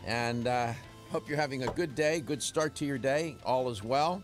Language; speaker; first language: English; native; English